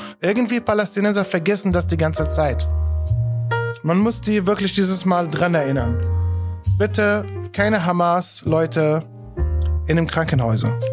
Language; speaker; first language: German; non-native, fluent; Arabic